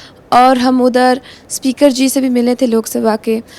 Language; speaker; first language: Hindi; early bilingual, heritage; Hindi